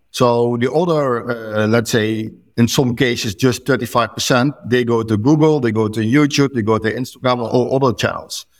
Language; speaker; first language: English; non-native, fluent; Dutch